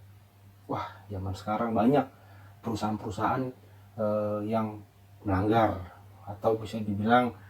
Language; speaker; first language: Indonesian; native; Indonesian